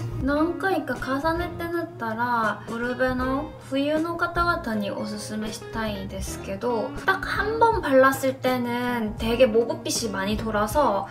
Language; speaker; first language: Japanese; non-native, fluent; Korean